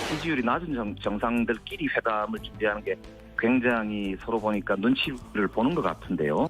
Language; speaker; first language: Korean; native; Korean